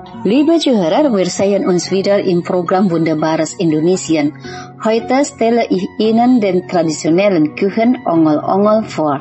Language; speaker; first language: German; non-native, fluent; Indonesian